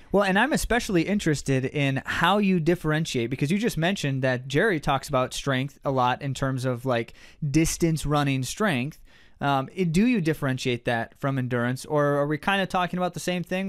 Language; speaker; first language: English; native; English